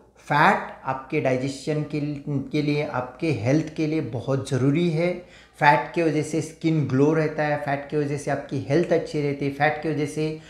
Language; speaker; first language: Hindi; non-native, local second language; Marathi